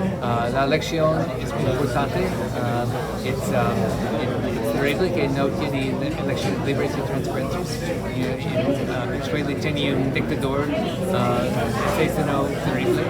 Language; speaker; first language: Spanish; non-native, learner; English